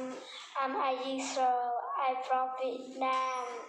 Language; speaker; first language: English; non-native, learner; Vietnamese